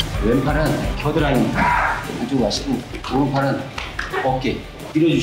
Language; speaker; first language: Korean; native; Korean